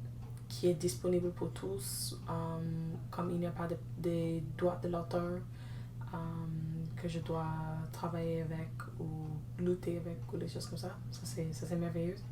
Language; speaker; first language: French; non-native, learner; English